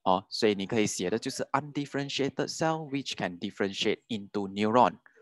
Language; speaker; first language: English; non-native, local second language; Chinese